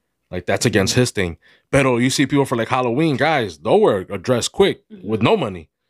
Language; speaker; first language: English; early bilingual, other home language; Spanish